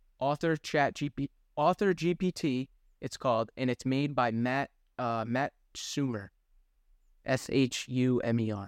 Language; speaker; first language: English; native; English